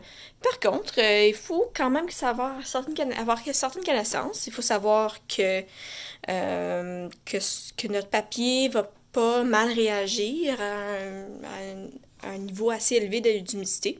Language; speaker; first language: French; native; French